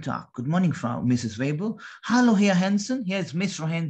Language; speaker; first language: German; non-native, learner; Hindi